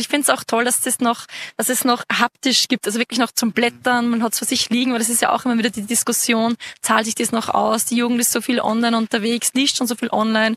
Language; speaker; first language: German; native; German